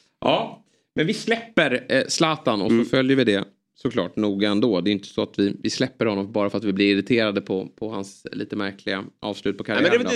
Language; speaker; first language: Swedish; native; Swedish